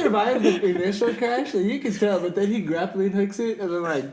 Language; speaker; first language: English; native; English